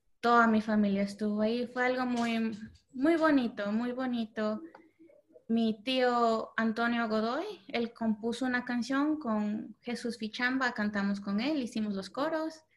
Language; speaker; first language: Spanish; early bilingual, heritage; Spanish